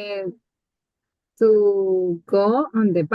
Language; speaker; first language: English; non-native, learner; Spanish